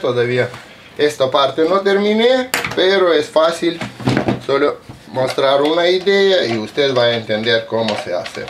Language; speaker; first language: Spanish; non-native, learner; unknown